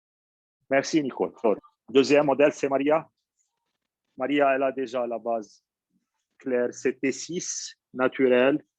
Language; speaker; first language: French; non-native, fluent; Arabic